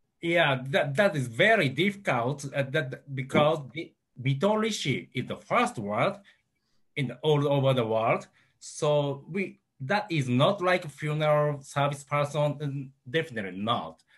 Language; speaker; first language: English; non-native, learner; Japanese